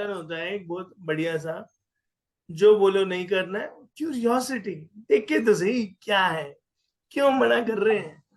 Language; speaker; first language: Hindi; native; Hindi